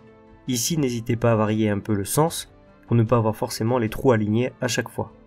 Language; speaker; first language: French; native; French